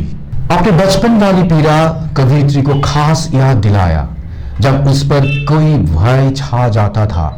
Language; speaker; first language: Hindi; non-native, local second language; Bangla